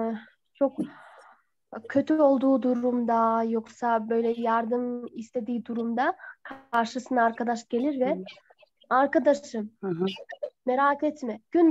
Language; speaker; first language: Turkish; non-native, fluent; Kyrgyz